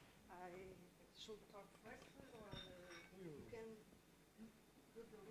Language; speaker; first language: English; non-native, learner; Portuguese